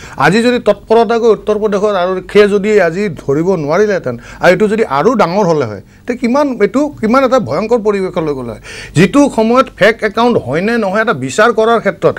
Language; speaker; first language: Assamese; non-native, local second language; Bangla